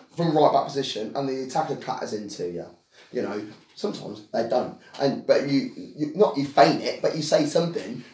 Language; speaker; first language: English; native; English